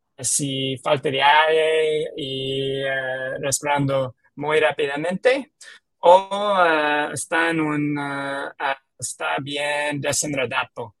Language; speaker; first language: Spanish; non-native, learner; English